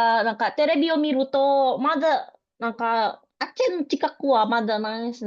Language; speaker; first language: Japanese; non-native, fluent; Indonesian